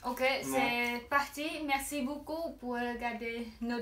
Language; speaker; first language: French; non-native, fluent; Khmer